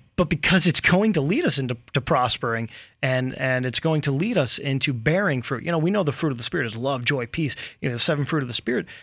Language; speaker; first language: English; native; English